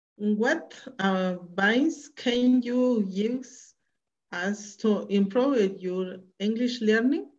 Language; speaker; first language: English; non-native, learner; Spanish